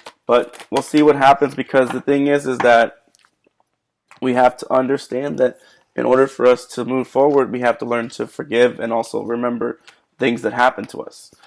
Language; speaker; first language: English; native; English